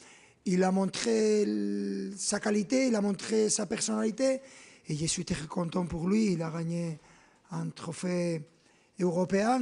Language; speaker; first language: French; non-native, fluent; Spanish